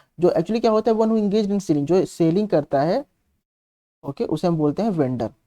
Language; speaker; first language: Hindi; native; Hindi